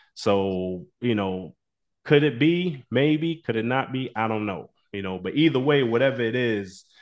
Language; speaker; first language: English; native; English